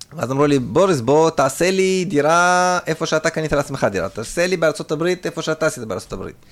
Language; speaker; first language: Hebrew; early bilingual, other home language; Russian